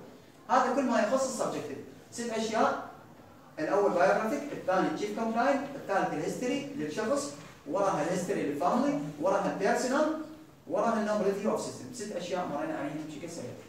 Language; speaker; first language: Arabic; native; Arabic